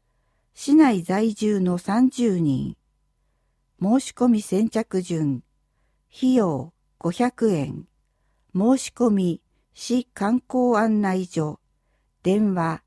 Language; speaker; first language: Japanese; native; Japanese